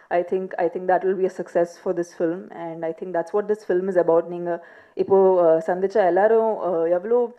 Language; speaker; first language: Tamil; non-native, learner; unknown